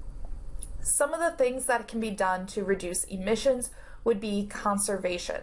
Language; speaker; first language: English; native; English